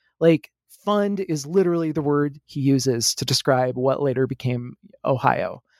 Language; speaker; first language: English; native; English